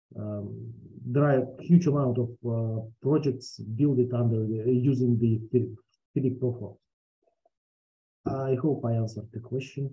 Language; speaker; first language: English; non-native, fluent; Russian